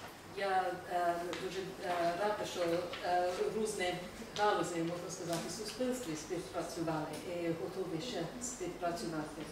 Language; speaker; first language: Ukrainian; non-native, fluent; English